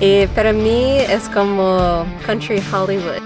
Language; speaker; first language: Spanish; non-native, fluent; English